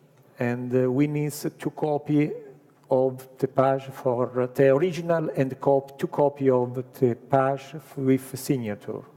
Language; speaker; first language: English; non-native, learner; Italian